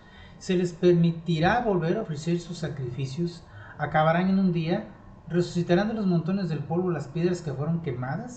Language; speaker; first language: Spanish; native; Spanish